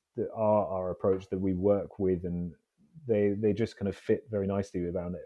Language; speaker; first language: English; native; English